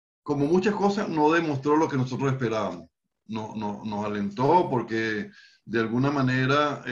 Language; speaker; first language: Spanish; native; Spanish